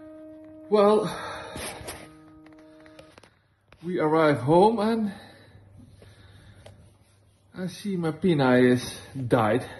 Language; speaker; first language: English; non-native, learner; Dutch